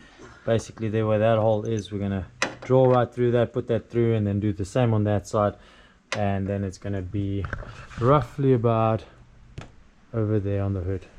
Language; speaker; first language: English; native; English